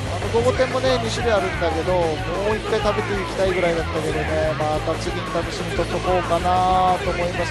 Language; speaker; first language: Japanese; native; Japanese